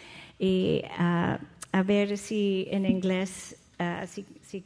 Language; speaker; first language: Spanish; non-native, fluent; English